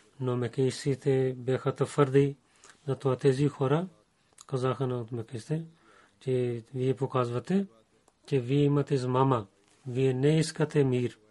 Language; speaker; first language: Bulgarian; non-native, learner; Urdu